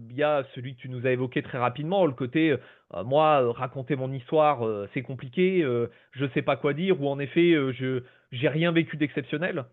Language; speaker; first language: French; native; French